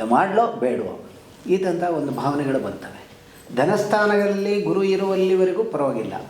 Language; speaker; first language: Kannada; native; Kannada